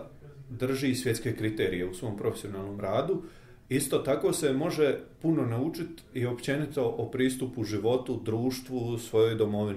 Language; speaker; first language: Serbian; native; Serbian